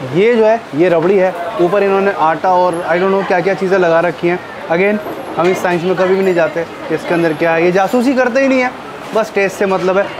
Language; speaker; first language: Hindi; native; Hindi